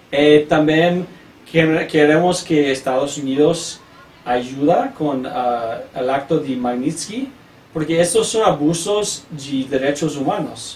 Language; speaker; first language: Portuguese; non-native, learner; English